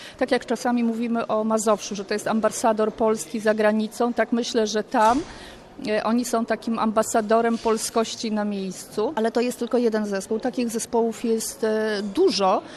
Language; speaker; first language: Polish; native; Polish